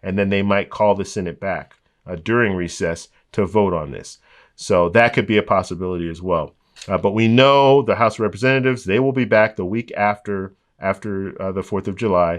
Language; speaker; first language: English; native; English